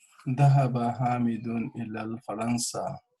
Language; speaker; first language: Arabic; non-native, learner; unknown